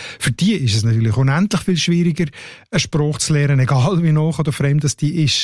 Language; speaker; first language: German; native; German